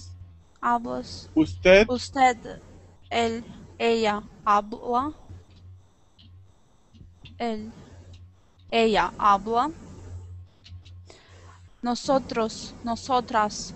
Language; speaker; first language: Spanish; non-native, learner; Russian